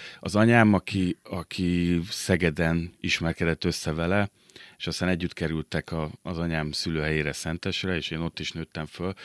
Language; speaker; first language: Hungarian; native; Hungarian